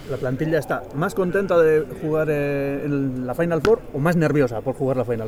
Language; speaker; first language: Spanish; native; Spanish